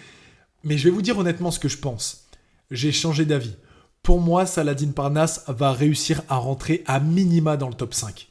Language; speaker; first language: French; native; French